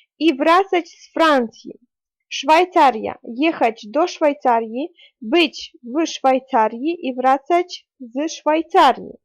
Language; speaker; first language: Polish; non-native, fluent; Ukrainian